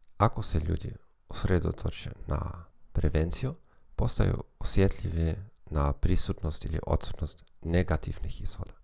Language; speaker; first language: Croatian; non-native, fluent; German